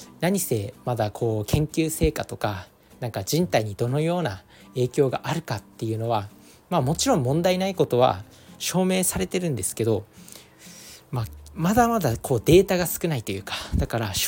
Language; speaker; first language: Japanese; native; Japanese